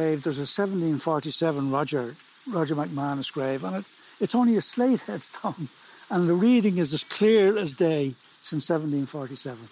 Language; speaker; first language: English; native; English